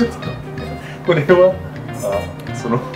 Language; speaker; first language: Japanese; non-native, learner; Korean